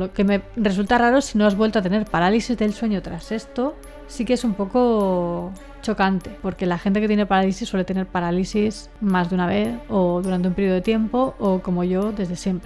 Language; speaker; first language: Spanish; native; Spanish